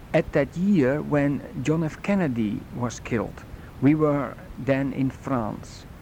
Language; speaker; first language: English; non-native, fluent; Dutch